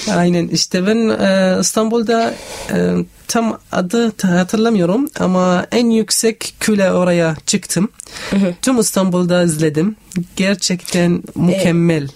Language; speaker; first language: Turkish; non-native, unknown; Arabic